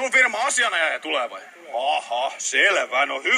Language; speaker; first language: Finnish; native; Finnish